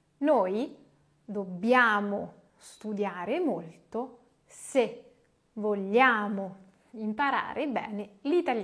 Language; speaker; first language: Italian; non-native, fluent; French